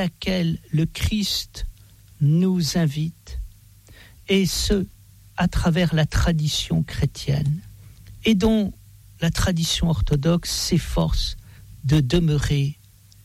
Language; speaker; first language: French; native; French